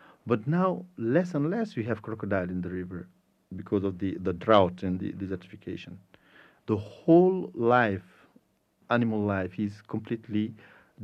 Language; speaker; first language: English; non-native, fluent; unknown